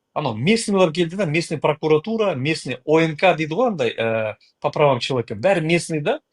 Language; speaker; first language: Russian; non-native, local second language; Kazakh